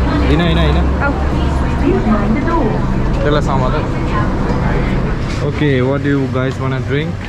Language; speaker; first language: English; non-native, fluent; Nepali